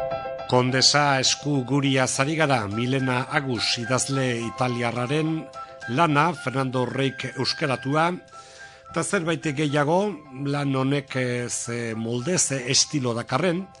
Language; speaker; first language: Basque; native; Basque